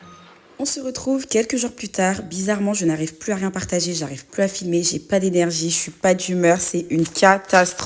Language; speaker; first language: French; native; French